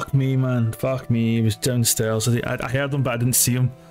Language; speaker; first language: English; native; English